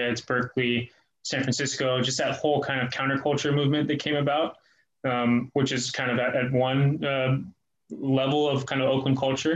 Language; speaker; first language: English; native; English